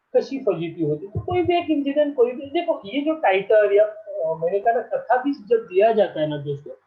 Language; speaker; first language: Hindi; non-native, local second language; Marathi